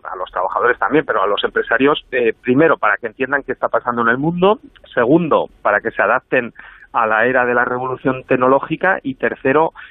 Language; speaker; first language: Spanish; native; Spanish